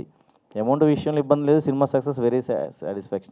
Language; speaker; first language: Telugu; native; Telugu